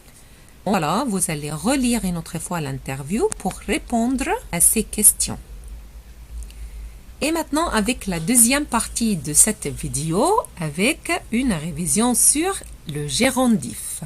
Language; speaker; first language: French; non-native, fluent; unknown